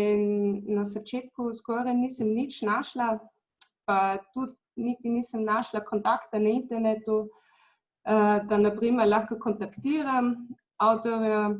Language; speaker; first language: Slovenian; non-native, fluent; German